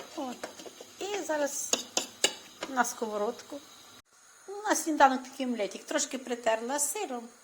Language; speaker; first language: Ukrainian; native; Ukrainian